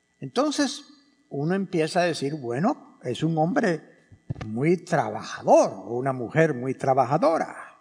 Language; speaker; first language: Spanish; early bilingual, heritage; English